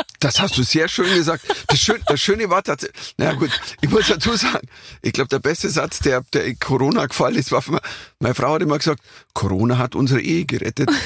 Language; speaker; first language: German; native; German